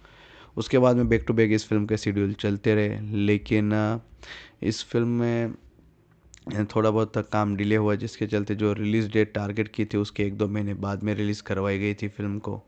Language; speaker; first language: Hindi; native; Hindi